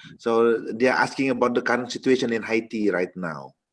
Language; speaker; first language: English; non-native, learner; Indonesian